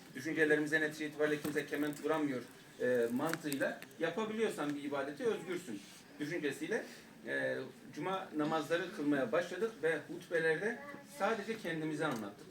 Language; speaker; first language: Turkish; non-native, local second language; Kurdish